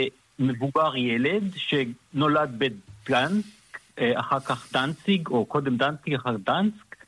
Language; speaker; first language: Hebrew; native; Hebrew